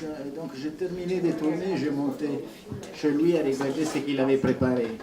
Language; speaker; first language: French; non-native, fluent; Italian